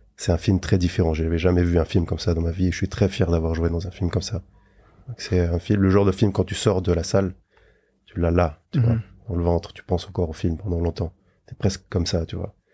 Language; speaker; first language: French; native; French